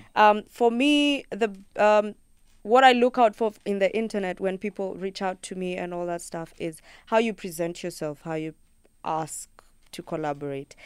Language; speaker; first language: English; non-native, local second language; Luo (Kenya and Tanzania)